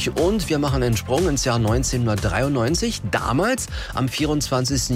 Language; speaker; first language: German; native; German